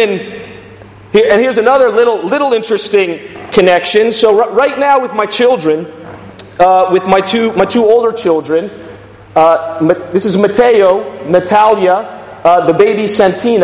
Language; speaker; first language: English; native; English